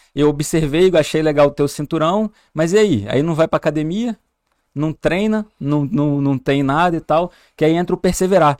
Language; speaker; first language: Portuguese; native; Portuguese